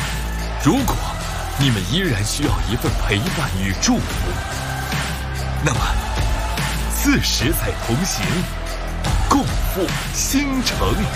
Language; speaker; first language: Chinese; native; Chinese